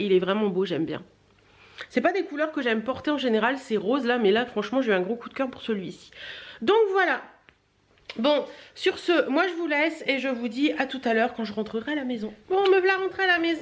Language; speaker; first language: French; native; French